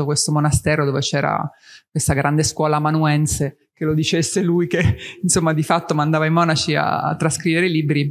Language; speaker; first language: Italian; native; Italian